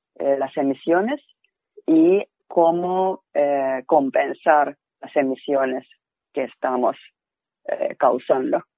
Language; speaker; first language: Spanish; non-native, fluent; Finnish